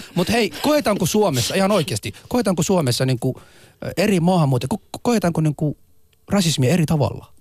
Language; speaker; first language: Finnish; non-native, fluent; Arabic